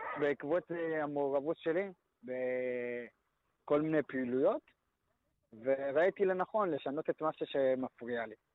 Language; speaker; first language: Hebrew; early bilingual, other home language; Amharic